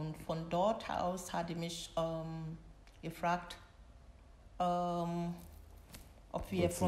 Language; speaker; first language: German; non-native, learner; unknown